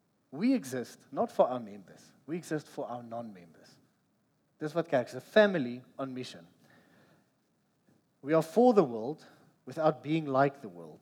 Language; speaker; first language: English; non-native, local second language; Afrikaans